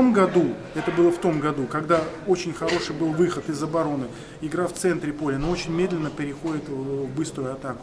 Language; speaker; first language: Russian; native; Russian